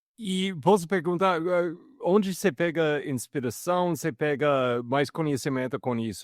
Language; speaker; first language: Portuguese; non-native, fluent; English